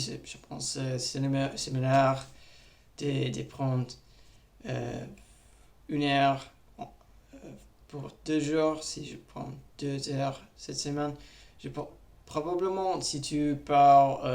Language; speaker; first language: French; non-native, learner; English